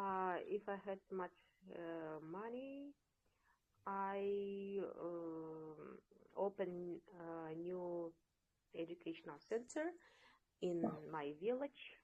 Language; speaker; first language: English; non-native, learner; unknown